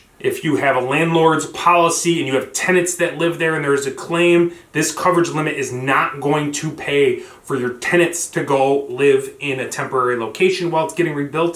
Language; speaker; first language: English; native; English